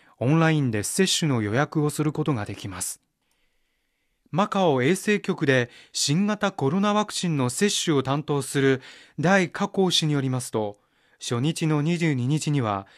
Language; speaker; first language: Japanese; non-native, fluent; Chinese